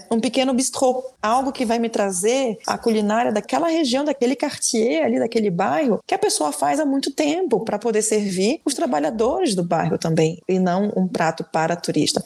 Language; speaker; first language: Portuguese; native; Portuguese